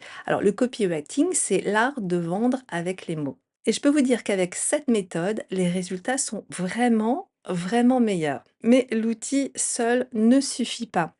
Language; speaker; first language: French; native; French